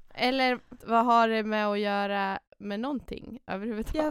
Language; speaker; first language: Swedish; native; Swedish